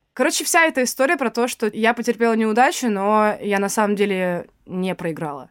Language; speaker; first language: Russian; native; Russian